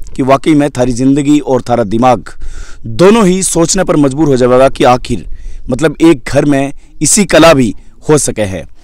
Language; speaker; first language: Hindi; native; Hindi